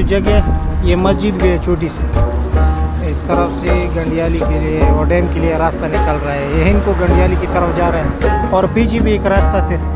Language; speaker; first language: Urdu; native; Urdu